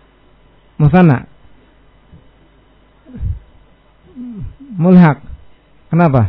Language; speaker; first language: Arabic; non-native, fluent; Indonesian